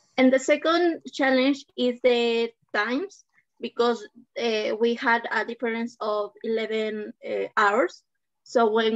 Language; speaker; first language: English; non-native, learner; Spanish